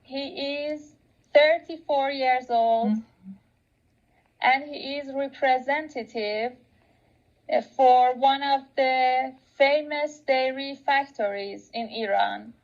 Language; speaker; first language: English; non-native, local second language; Persian